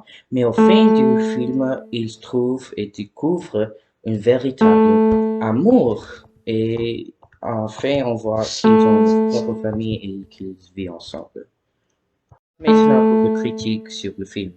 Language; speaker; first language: French; non-native, learner; English